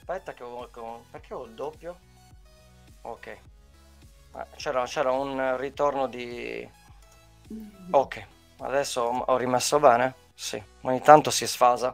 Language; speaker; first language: Italian; native; Italian